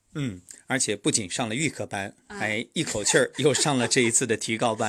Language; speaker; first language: Chinese; native; Chinese